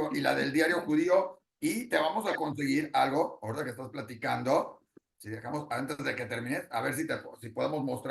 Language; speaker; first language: Spanish; native; Spanish